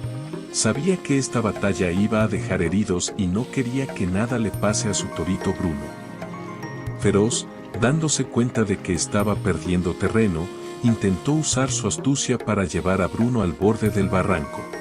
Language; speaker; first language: Spanish; native; Spanish